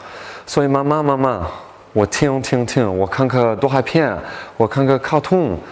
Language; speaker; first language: Chinese; non-native, learner; English